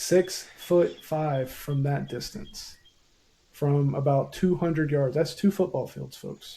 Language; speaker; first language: English; native; English